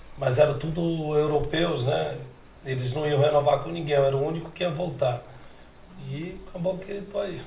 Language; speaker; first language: Portuguese; native; Portuguese